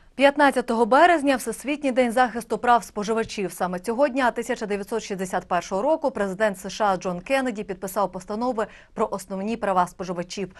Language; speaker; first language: Ukrainian; native; Ukrainian